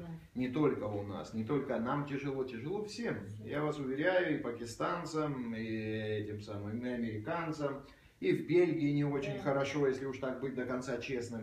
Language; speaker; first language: Russian; native; Russian